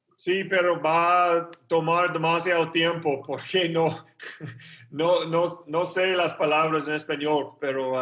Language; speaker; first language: Spanish; non-native, learner; English